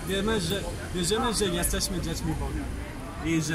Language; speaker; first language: Polish; non-native, learner; English